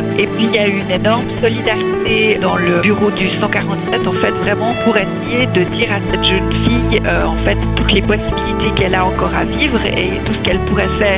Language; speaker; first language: French; native; French